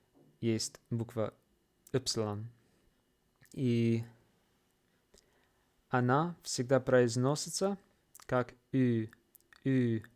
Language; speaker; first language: Russian; non-native, fluent; English